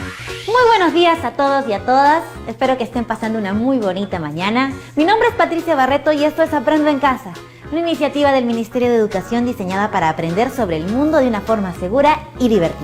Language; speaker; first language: Spanish; native; Spanish